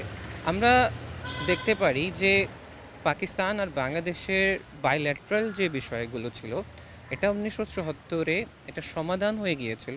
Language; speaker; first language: Bangla; non-native, fluent; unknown